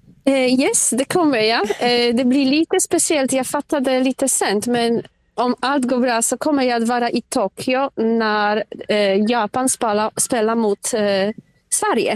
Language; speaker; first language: Swedish; non-native, fluent; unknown